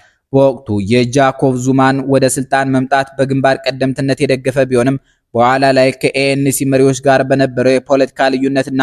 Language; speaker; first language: Amharic; native; Amharic